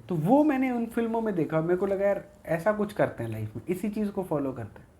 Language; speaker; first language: Hindi; non-native, local second language; Haryanvi